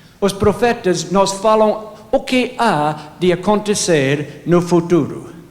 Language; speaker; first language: Portuguese; non-native, fluent; English